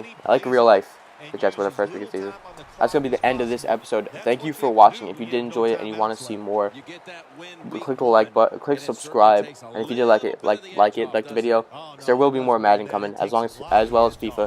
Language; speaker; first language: English; native; English